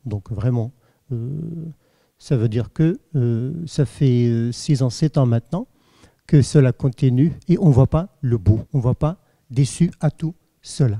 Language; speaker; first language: French; non-native, fluent; Arabic